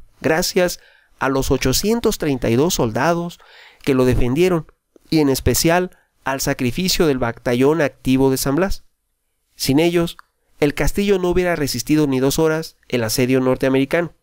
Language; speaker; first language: Spanish; native; Spanish